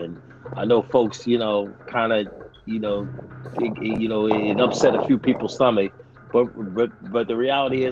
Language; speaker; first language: English; native; English